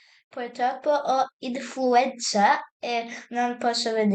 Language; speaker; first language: Italian; non-native, learner; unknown